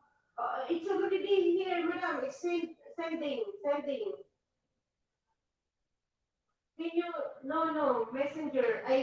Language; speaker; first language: English; non-native, local second language; Filipino